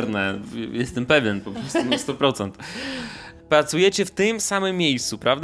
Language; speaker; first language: Polish; non-native, fluent; Russian